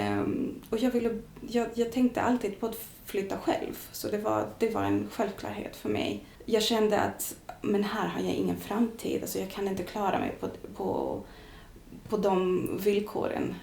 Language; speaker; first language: Swedish; non-native, fluent; Greek